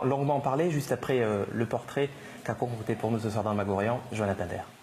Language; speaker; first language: French; native; French